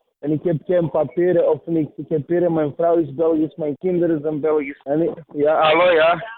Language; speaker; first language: Dutch; early bilingual, other home language; Serbian